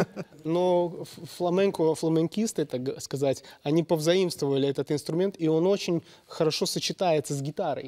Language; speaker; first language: Russian; native; Russian